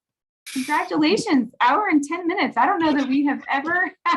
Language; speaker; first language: English; native; English